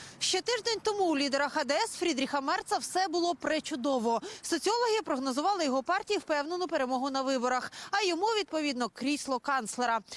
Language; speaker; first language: Ukrainian; native; Ukrainian